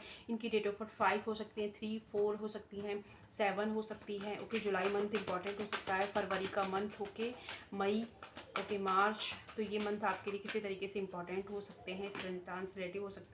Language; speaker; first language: Hindi; native; Hindi